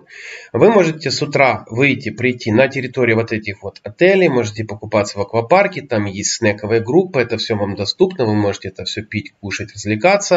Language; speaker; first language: Russian; native; Russian